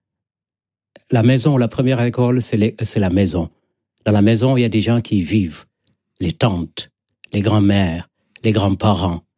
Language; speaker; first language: French; non-native, local second language; Wolof